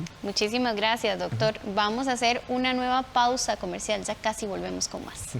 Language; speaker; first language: Spanish; native; Spanish